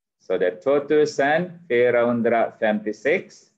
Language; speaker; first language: Swedish; non-native, fluent; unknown